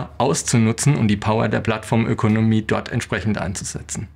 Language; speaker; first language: German; native; German